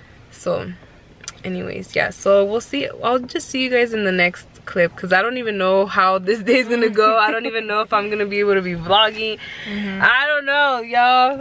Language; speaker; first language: English; early bilingual, other home language; Spanish